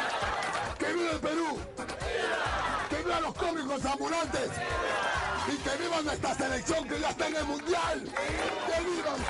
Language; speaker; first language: Spanish; native; Spanish